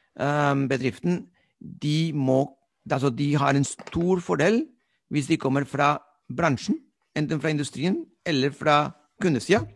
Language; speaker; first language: Norwegian; non-native, fluent; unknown